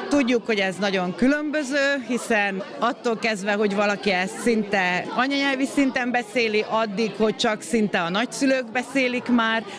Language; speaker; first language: Hungarian; native; Hungarian